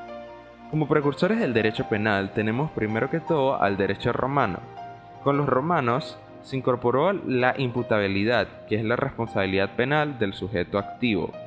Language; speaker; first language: Spanish; native; Spanish